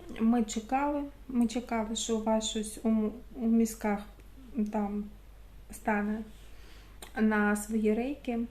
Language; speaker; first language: Ukrainian; non-native, local second language; Russian